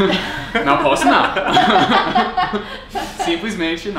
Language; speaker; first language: Portuguese; non-native, fluent; English